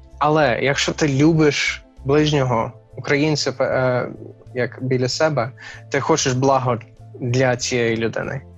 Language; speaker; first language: Ukrainian; non-native, fluent; English